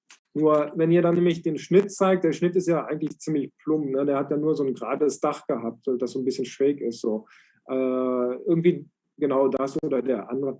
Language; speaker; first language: German; native; German